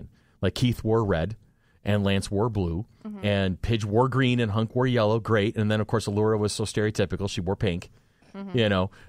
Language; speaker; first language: English; native; English